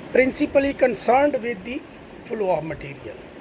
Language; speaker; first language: English; non-native, local second language; Punjabi